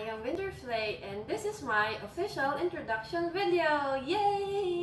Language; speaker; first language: English; non-native, local second language; Filipino